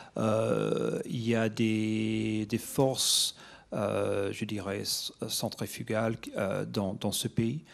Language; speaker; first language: French; non-native, fluent; English